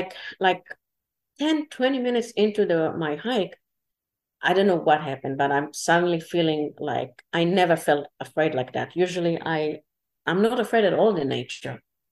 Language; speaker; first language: English; non-native, fluent; Hebrew